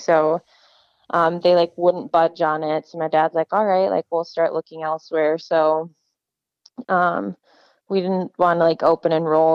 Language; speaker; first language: English; native; English